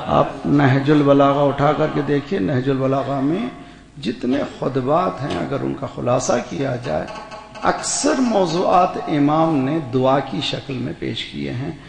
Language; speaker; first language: Urdu; native; Urdu